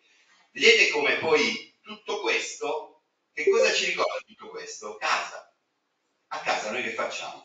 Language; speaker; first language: Italian; native; Italian